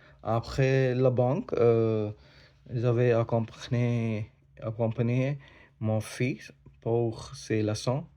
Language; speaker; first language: French; non-native, learner; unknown